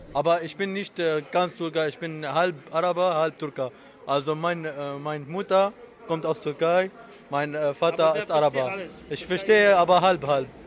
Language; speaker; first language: German; early bilingual, other home language; Arabic